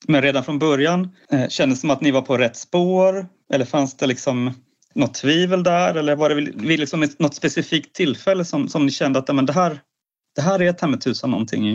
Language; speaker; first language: Swedish; native; Swedish